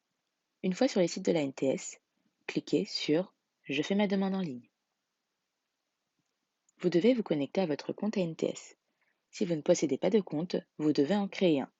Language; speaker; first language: French; native; French